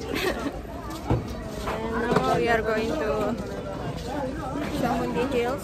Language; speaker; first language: English; non-native, learner; Indonesian